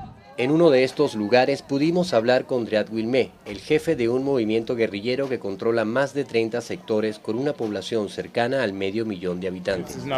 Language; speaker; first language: Spanish; native; Spanish